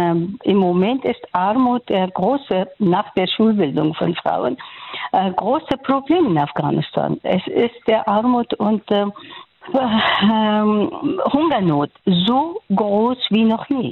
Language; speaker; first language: German; non-native, local second language; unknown